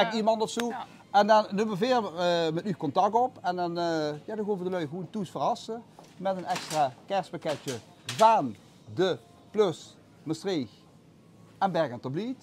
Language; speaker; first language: Dutch; native; Dutch